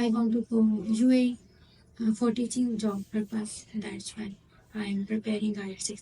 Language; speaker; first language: English; non-native, learner; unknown